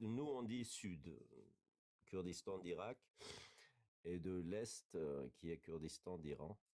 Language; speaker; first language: French; non-native, fluent; Kurdish